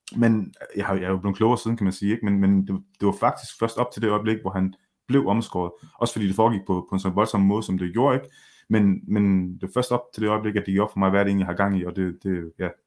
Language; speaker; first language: Danish; early bilingual, other home language; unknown